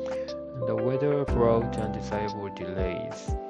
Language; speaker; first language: English; non-native, learner; Japanese